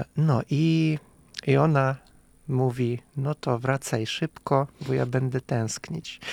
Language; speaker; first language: Polish; non-native, fluent; Russian